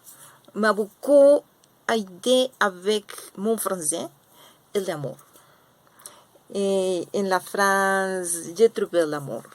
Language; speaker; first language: French; non-native, learner; Spanish